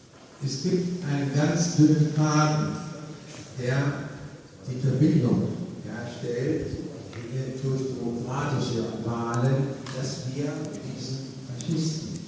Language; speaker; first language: German; non-native, fluent; Arabic